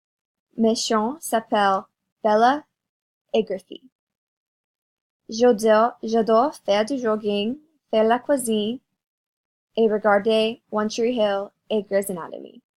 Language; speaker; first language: French; non-native, learner; English